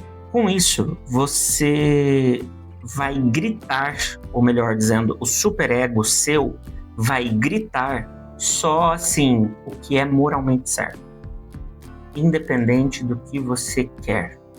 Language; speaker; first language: Portuguese; native; Portuguese